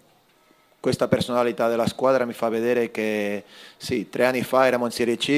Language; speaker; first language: Italian; non-native, fluent; Spanish